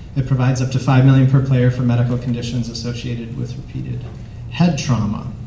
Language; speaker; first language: English; native; English